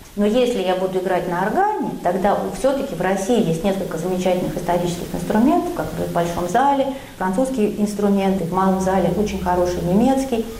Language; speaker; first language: Russian; native; Russian